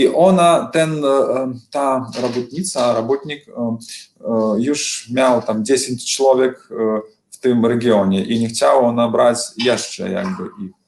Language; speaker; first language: Polish; non-native, learner; Belarusian